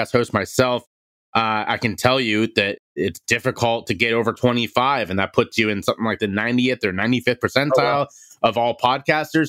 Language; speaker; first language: English; native; English